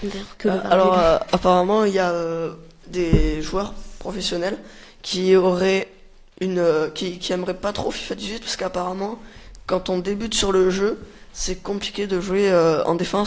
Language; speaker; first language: French; native; French